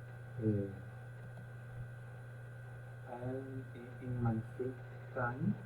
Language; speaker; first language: English; non-native, learner; Spanish